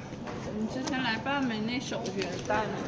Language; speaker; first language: Chinese; native; Chinese